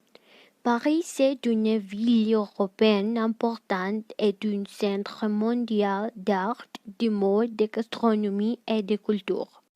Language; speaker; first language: French; non-native, learner; Spanish